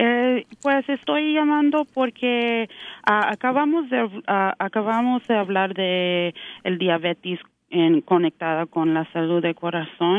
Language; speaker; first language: Spanish; early bilingual, heritage; English